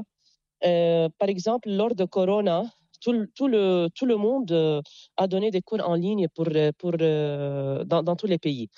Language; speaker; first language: French; non-native, local second language; Arabic